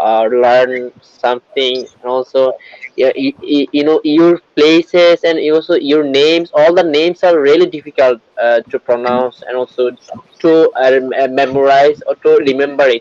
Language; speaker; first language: English; non-native, learner; Bangla